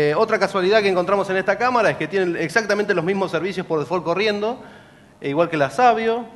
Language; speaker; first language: Spanish; native; Spanish